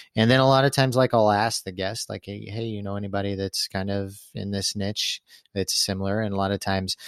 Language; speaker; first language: English; native; English